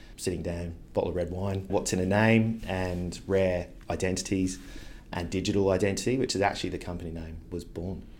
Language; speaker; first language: English; native; English